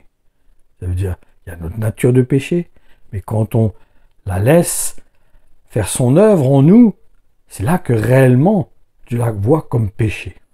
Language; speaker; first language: French; native; French